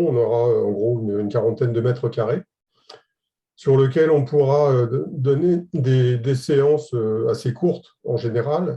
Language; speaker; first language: French; native; French